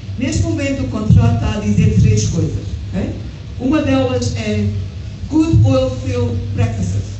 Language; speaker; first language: Portuguese; early bilingual, heritage; English